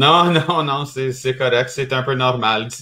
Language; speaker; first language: French; native; French